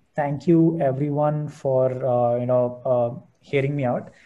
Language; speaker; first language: English; non-native, local second language; Hindi